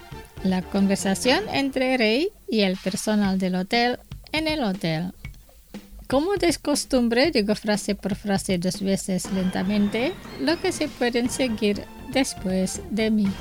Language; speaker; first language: Spanish; non-native, fluent; Indonesian